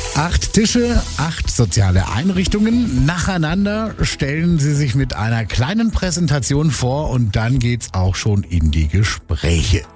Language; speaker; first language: German; native; German